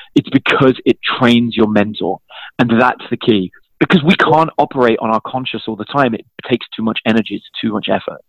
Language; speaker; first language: English; native; English